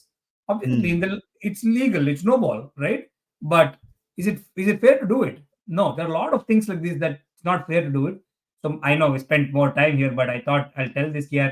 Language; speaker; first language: English; non-native, local second language; Hindi